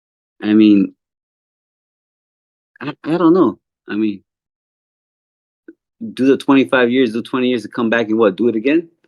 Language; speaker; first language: English; native; English